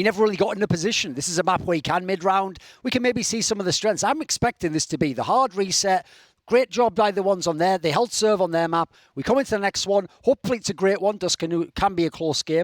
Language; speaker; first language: English; native; English